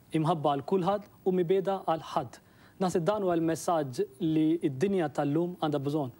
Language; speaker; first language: Maltese; non-native, fluent; Urdu